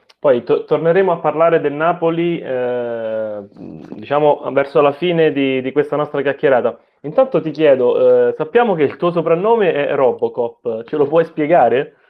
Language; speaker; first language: Italian; native; Italian